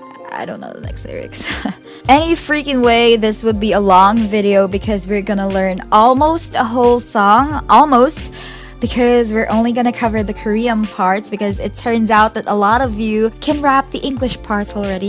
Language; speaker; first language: English; non-native, local second language; Filipino